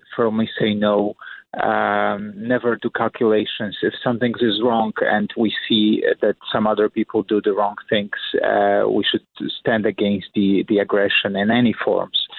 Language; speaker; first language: English; non-native, fluent; Polish